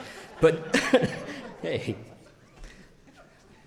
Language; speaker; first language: English; native; English